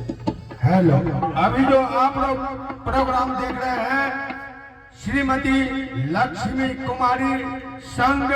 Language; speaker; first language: Hindi; native; Hindi